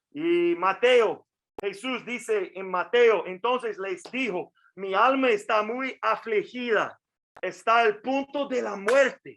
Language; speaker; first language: Spanish; non-native, fluent; English